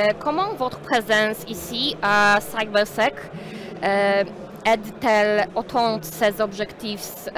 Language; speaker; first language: French; non-native, learner; Polish